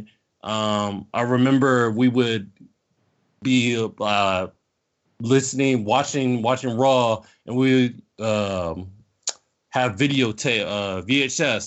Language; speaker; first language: English; native; English